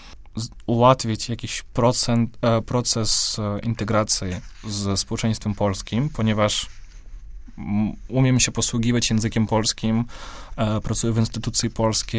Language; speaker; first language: Polish; non-native, fluent; Russian